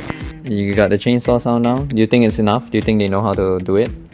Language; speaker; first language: English; native; English